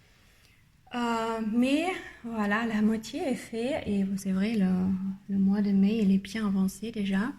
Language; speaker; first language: French; non-native, learner; German